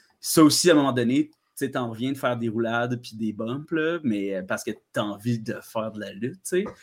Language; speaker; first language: French; native; French